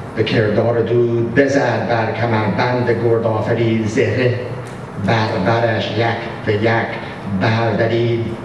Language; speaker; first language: Persian; non-native, fluent; English